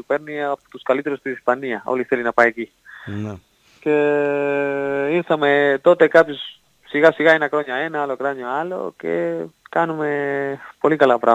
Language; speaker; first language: Greek; non-native, fluent; Spanish